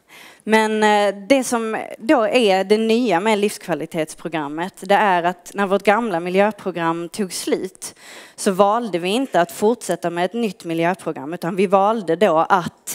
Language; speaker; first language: Swedish; native; Swedish